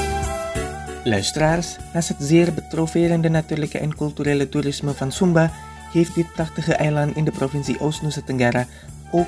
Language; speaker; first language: Dutch; non-native, fluent; Indonesian